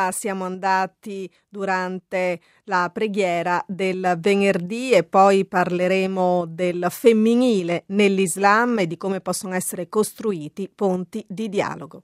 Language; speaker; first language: Italian; native; Italian